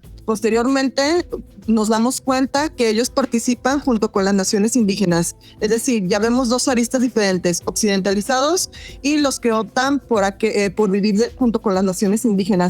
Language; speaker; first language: Spanish; native; Spanish